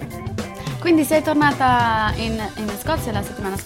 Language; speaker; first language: Italian; non-native, learner; English